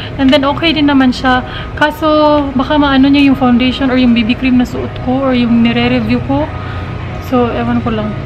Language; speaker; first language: Filipino; non-native, local second language; Cebuano